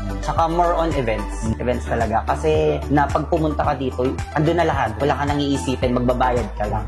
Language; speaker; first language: Filipino; native; Filipino